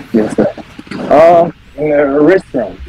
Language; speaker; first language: English; non-native, learner; French